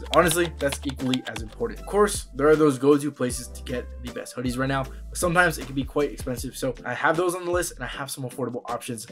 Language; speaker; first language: English; native; English